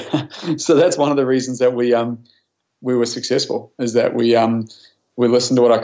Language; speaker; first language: English; native; English